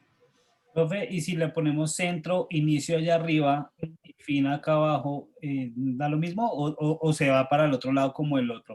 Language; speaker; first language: Spanish; native; Spanish